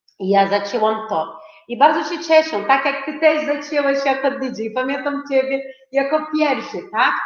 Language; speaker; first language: Polish; non-native, fluent; Portuguese